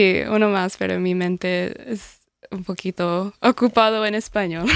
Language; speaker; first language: Spanish; non-native, learner; English